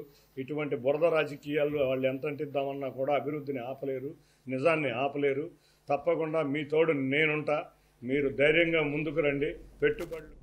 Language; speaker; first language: Telugu; native; Telugu